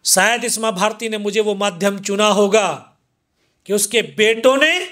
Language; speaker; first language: Hindi; native; Hindi